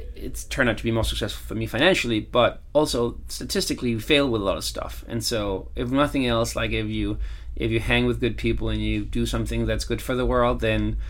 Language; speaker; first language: English; non-native, fluent; Danish